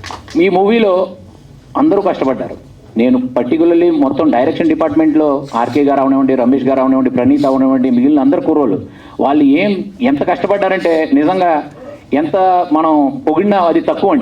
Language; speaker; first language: Telugu; native; Telugu